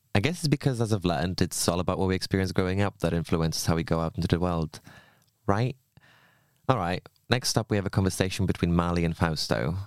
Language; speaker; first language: English; non-native, fluent; Polish